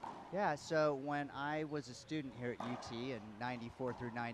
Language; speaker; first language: English; native; English